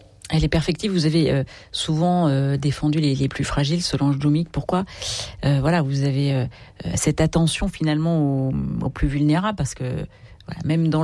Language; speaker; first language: French; native; French